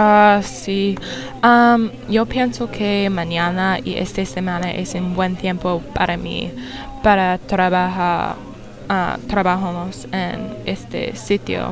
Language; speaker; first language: Spanish; non-native, learner; English